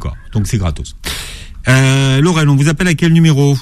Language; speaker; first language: French; native; French